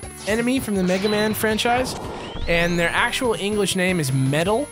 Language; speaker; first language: English; native; English